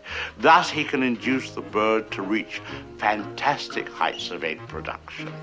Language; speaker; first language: English; native; English